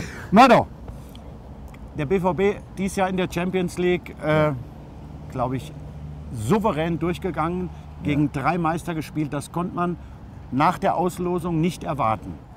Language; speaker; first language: German; native; German